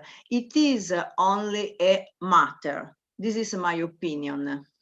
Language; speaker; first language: English; non-native, learner; Italian